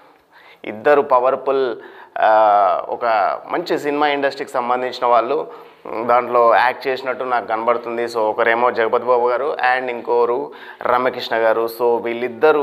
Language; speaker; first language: Telugu; native; Telugu